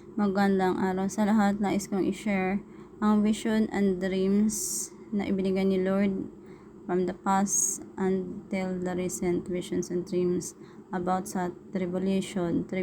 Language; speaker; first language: Filipino; non-native, local second language; Cebuano